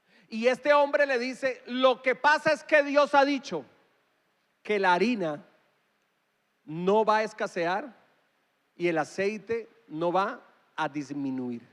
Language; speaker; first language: Spanish; native; Spanish